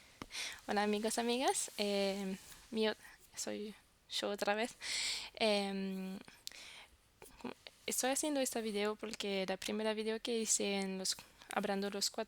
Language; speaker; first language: Spanish; non-native, fluent; French